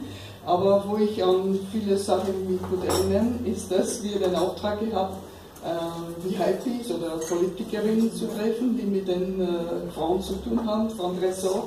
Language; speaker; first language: German; non-native, fluent; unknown